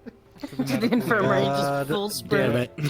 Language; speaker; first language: English; native; English